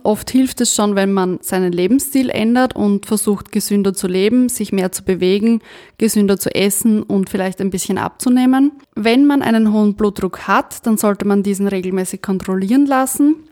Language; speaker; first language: German; native; German